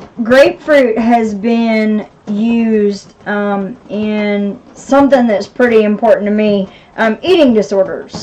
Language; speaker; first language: English; native; English